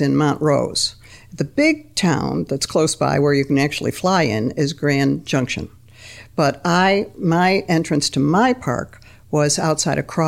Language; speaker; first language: English; native; English